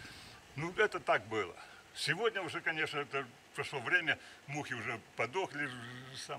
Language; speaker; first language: Russian; native; Russian